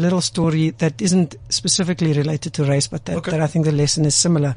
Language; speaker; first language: English; native; English